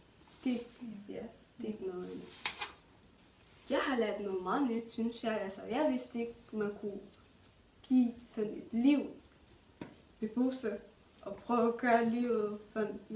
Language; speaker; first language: Danish; non-native, fluent; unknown